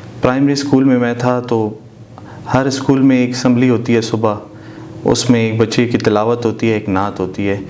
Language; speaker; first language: Urdu; native; Urdu